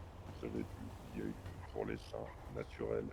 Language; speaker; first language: French; native; French